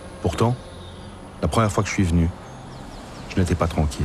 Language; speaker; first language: French; early bilingual, other home language; Arabic